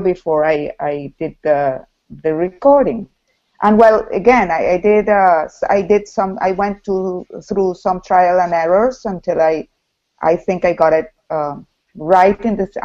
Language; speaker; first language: English; non-native, fluent; Spanish